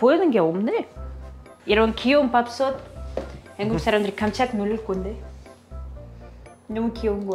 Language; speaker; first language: Korean; non-native, learner; Russian